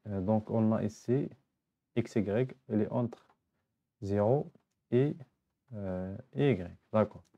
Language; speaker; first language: French; non-native, local second language; Arabic